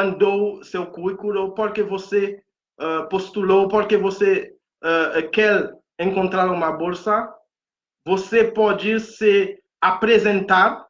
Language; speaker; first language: Portuguese; non-native, fluent; Haitian Creole